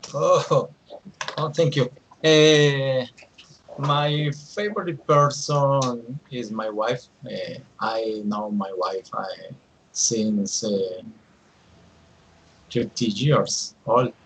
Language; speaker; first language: English; non-native, learner; Spanish